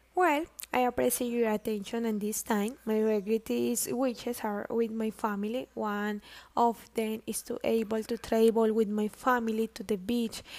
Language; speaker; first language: English; non-native, learner; Spanish